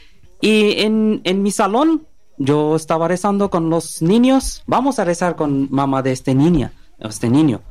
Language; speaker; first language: Spanish; non-native, learner; Bangla